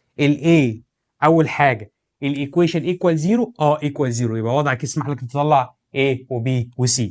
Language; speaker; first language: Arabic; native; Arabic